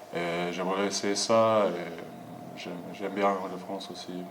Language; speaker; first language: French; non-native, learner; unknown